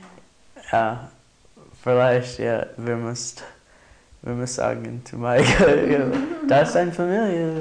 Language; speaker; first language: German; non-native, learner; English